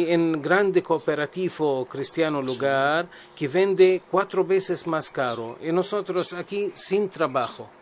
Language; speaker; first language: Spanish; non-native, learner; Arabic